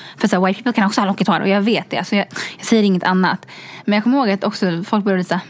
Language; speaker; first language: Swedish; early bilingual, other home language; Tigrinya